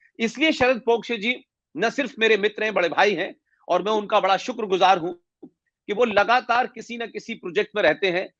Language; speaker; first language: Hindi; native; Hindi